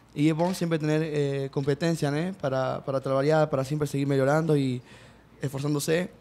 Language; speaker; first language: Portuguese; non-native, learner; Spanish